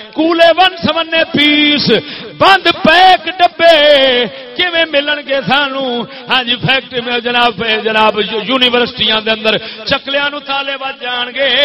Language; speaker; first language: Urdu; non-native, local second language; Punjabi